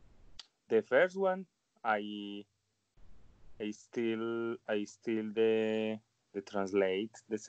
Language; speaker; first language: English; non-native, learner; Spanish